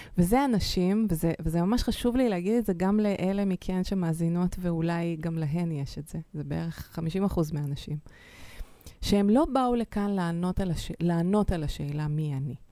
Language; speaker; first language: Hebrew; native; Hebrew